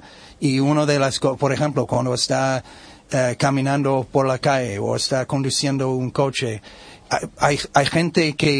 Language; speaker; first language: Spanish; non-native, learner; English